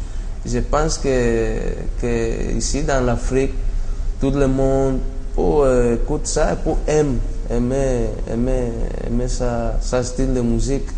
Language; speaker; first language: French; non-native, learner; Spanish